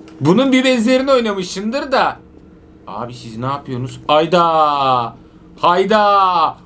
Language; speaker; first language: Turkish; native; Turkish